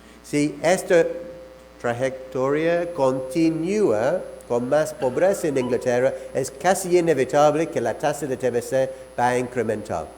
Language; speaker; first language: Spanish; non-native, fluent; English